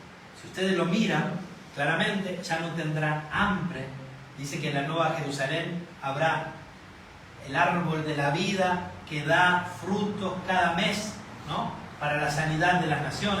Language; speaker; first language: Spanish; native; Spanish